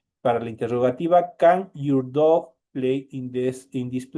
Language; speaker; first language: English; non-native, fluent; Spanish